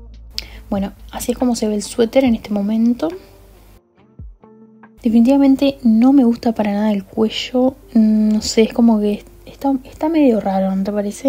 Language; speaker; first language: Spanish; native; Spanish